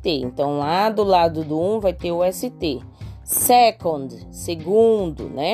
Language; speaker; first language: Portuguese; native; Portuguese